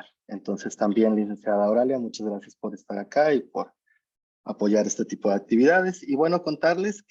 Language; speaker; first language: Spanish; native; Spanish